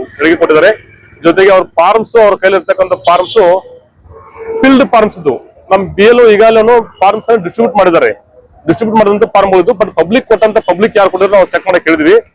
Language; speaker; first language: Kannada; native; Kannada